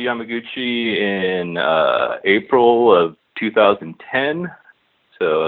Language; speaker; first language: English; native; English